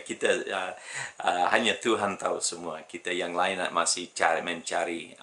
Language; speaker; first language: Indonesian; non-native, fluent; English